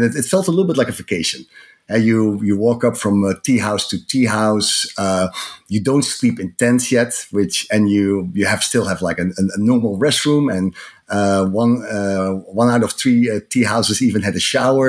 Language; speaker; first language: English; non-native, fluent; Dutch